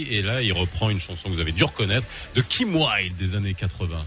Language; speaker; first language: French; non-native, local second language; Arabic